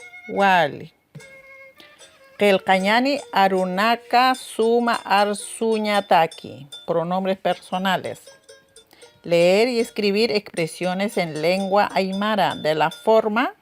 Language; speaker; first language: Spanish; non-native, local second language; Aymara